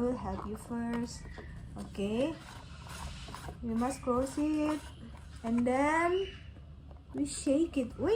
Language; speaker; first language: English; non-native, learner; Indonesian